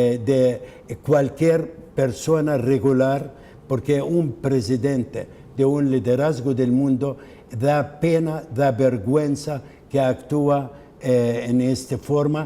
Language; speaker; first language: Spanish; non-native, fluent; Arabic